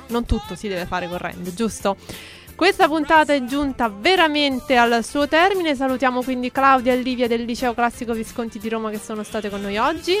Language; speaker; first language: Italian; native; Italian